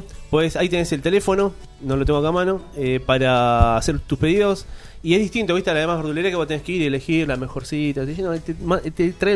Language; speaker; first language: Spanish; native; Spanish